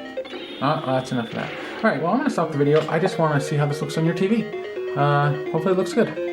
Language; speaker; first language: English; native; English